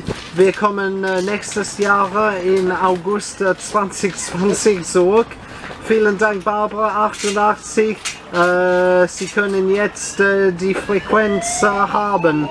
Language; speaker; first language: German; non-native, learner; English